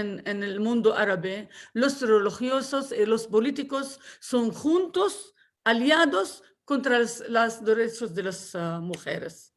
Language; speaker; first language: Spanish; non-native, fluent; Arabic